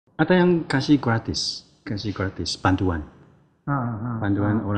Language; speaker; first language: Indonesian; non-native, learner; Chinese